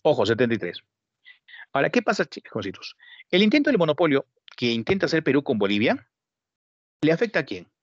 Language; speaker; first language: Spanish; native; Spanish